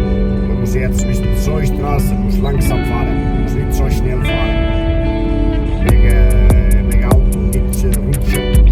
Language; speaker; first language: German; non-native, learner; Portuguese